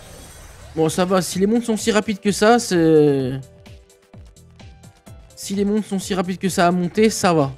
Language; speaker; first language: French; native; French